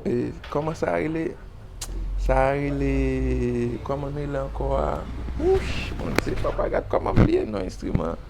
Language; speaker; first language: French; non-native, learner; Haitian Creole